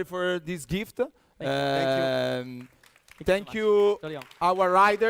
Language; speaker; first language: English; non-native, fluent; Italian